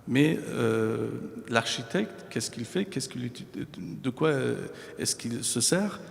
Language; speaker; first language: French; non-native, fluent; Persian